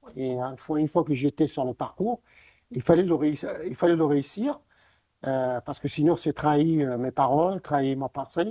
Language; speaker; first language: French; non-native, local second language; Arabic